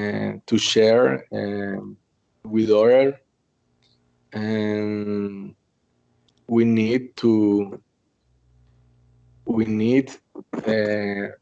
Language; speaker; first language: English; non-native, learner; Spanish